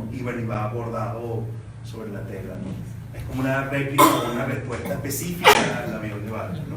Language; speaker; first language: Spanish; native; Spanish